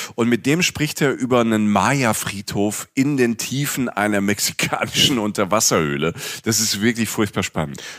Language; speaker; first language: German; native; German